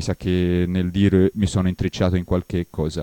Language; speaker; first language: Italian; native; Italian